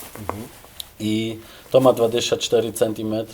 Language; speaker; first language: Polish; non-native, fluent; German